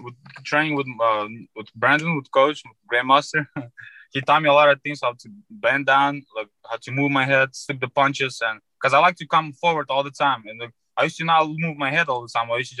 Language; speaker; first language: English; non-native, fluent; Uzbek